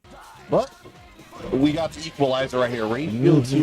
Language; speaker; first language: English; native; English